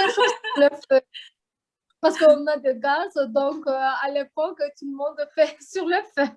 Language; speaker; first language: French; non-native, learner; Azerbaijani